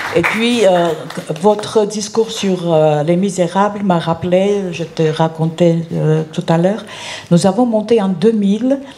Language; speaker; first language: French; non-native, fluent; Georgian